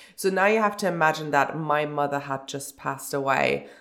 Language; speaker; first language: English; early bilingual, other home language; German